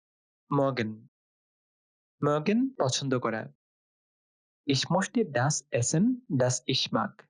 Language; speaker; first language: German; non-native, fluent; Bangla